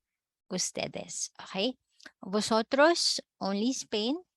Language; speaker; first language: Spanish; non-native, fluent; Filipino